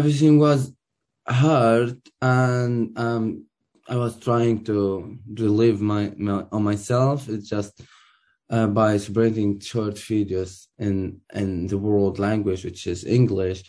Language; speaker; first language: English; non-native, learner; Arabic